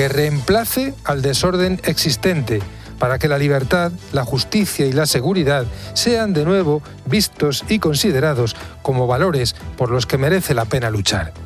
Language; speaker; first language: Spanish; native; Spanish